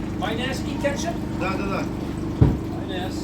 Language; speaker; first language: Russian; non-native, learner; Dutch